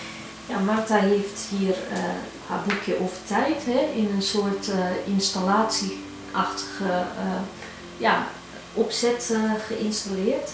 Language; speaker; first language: Dutch; early bilingual, heritage; Turkish